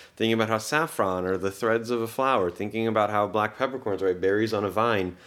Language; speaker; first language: English; early bilingual, other home language; Hebrew